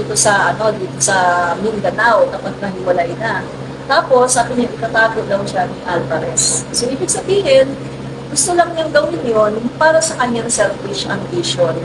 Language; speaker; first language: Filipino; non-native, local second language; Cebuano